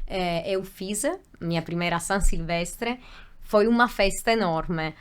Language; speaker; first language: Portuguese; non-native, fluent; Italian